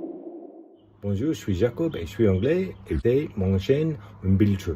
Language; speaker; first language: French; non-native, learner; English